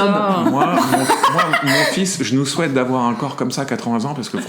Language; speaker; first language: French; native; French